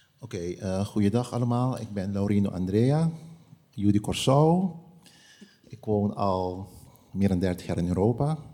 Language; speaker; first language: Dutch; non-native, local second language; Papiamento